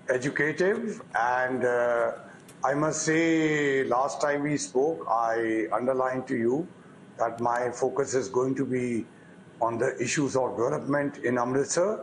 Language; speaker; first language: English; non-native, local second language; Punjabi